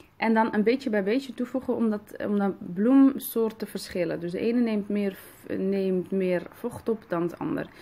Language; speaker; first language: Dutch; early bilingual, other home language; Arabic